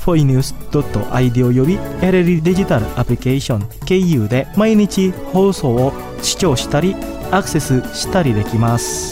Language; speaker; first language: Japanese; non-native, fluent; Indonesian